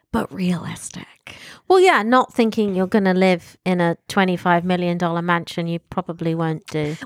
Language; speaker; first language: English; native; English